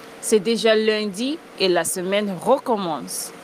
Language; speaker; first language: French; non-native, fluent; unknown